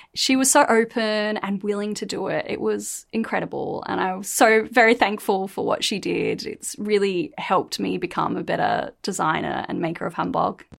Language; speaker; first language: English; native; English